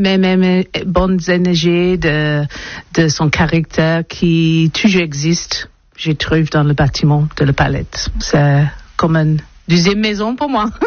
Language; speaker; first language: French; non-native, learner; English